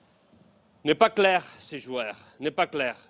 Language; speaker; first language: French; non-native, fluent; Spanish